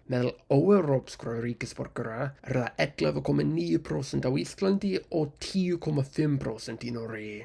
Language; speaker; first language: Icelandic; non-native, fluent; English